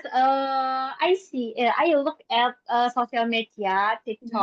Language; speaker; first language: English; non-native, learner; Indonesian